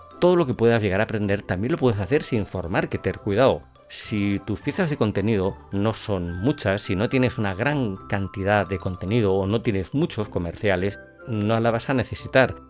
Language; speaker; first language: Spanish; native; Spanish